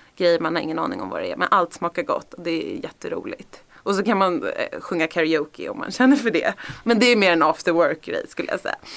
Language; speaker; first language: Swedish; native; Swedish